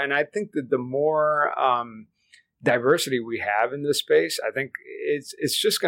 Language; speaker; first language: English; early bilingual, other home language; Spanish